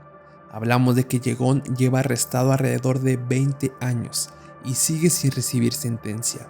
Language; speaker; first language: Spanish; native; Spanish